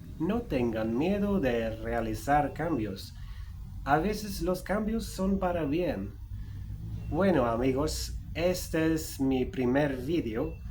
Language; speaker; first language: Spanish; non-native, fluent; Swedish